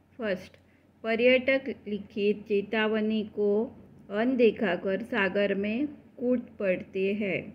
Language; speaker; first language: Hindi; non-native, local second language; Marathi